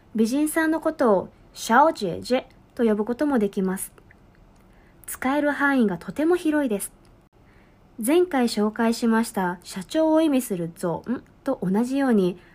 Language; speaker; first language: Japanese; native; Japanese